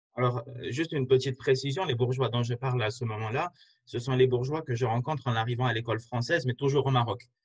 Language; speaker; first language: French; non-native, local second language; Arabic